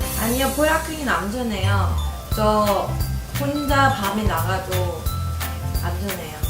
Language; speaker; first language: Korean; non-native, learner; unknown